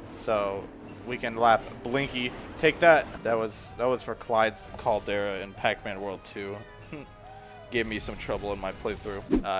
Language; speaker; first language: English; native; English